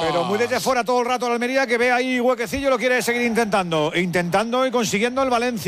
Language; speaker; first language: Spanish; native; Spanish